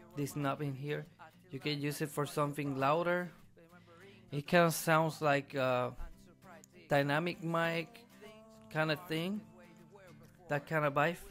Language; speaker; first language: English; non-native, fluent; Spanish